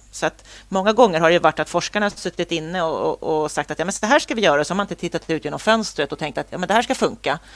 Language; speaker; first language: Swedish; native; Swedish